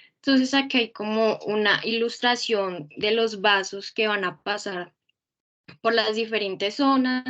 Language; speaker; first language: Spanish; native; Spanish